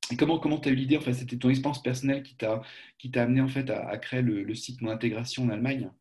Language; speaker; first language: French; native; French